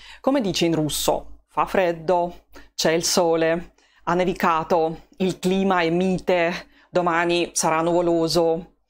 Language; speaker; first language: Italian; non-native, fluent; Russian